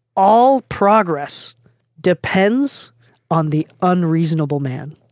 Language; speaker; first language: English; non-native, fluent; Japanese